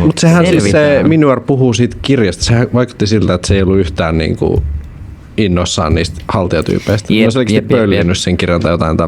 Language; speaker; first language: Finnish; native; Finnish